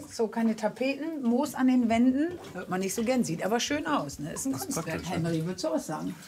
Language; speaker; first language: German; native; German